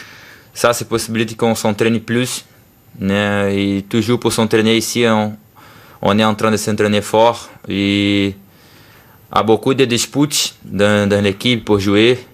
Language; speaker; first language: French; non-native, learner; Portuguese